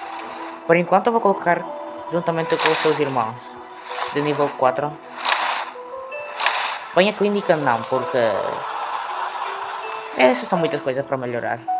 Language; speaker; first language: Portuguese; non-native, learner; Spanish